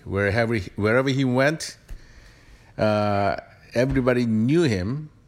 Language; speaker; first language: English; early bilingual, other home language; Korean